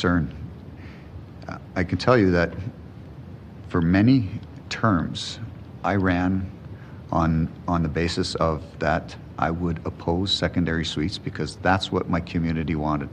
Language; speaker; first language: English; non-native, fluent; Ukrainian